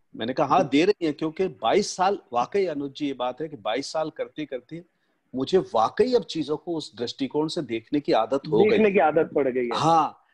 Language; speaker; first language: Hindi; native; Hindi